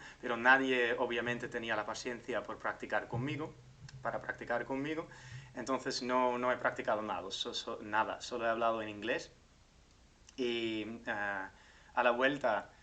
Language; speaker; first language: Spanish; non-native, fluent; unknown